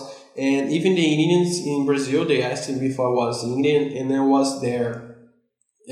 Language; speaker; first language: English; non-native, fluent; Portuguese